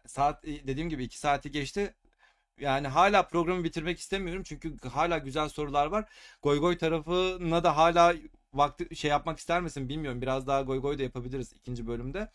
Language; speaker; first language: Turkish; native; Turkish